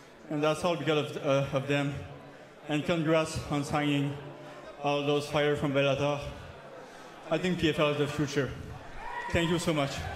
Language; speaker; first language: English; non-native, fluent; French